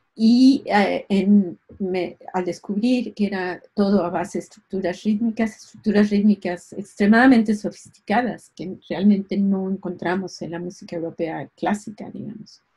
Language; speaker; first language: Spanish; native; Spanish